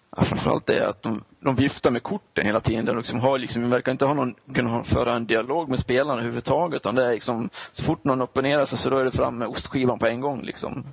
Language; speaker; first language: Swedish; native; Swedish